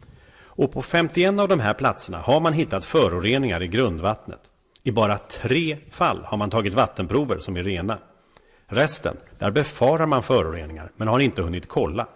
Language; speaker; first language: Swedish; native; Swedish